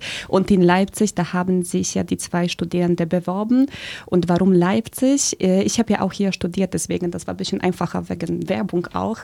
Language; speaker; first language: German; early bilingual, other home language; Polish